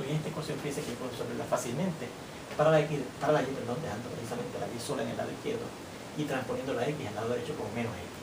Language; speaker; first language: Spanish; native; Spanish